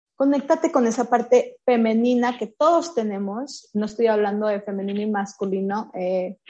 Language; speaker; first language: Spanish; native; Spanish